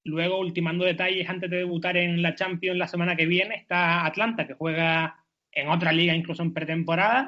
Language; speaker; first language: Spanish; native; Spanish